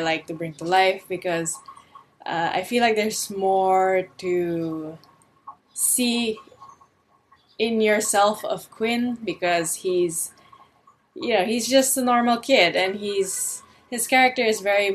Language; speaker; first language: English; non-native, local second language; Filipino